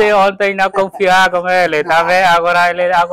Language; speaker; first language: Portuguese; non-native, learner; Vietnamese